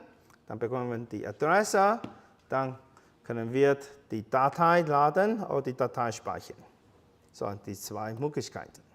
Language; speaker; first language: German; non-native, fluent; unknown